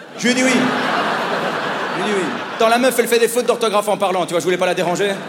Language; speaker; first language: French; native; French